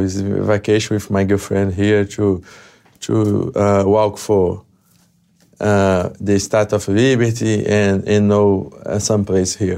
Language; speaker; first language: English; non-native, learner; Portuguese